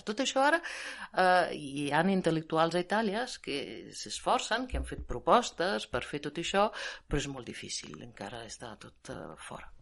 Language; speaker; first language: Catalan; non-native, fluent; Italian